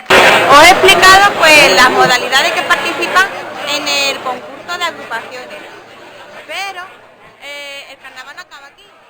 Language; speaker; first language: Spanish; native; Spanish